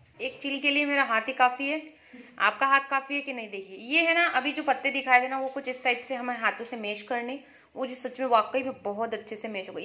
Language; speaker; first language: Hindi; native; Hindi